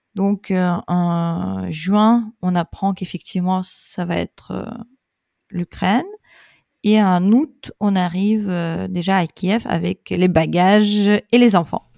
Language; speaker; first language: French; non-native, fluent; Russian